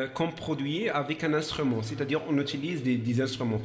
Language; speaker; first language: French; non-native, local second language; Arabic